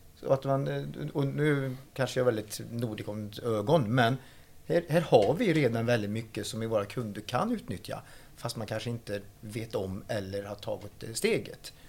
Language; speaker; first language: Swedish; non-native, fluent; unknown